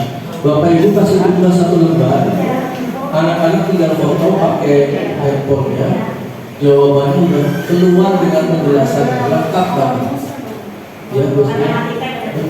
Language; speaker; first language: Indonesian; native; Indonesian